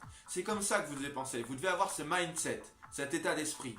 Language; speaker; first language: French; native; French